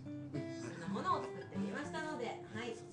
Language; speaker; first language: Japanese; native; Japanese